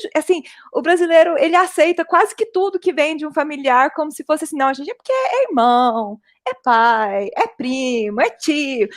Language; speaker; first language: Portuguese; early bilingual, heritage; Portuguese